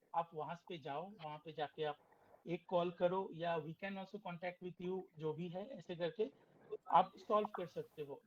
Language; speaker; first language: Hindi; non-native, local second language; Bangla